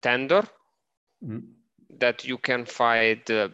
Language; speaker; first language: English; non-native, learner; Italian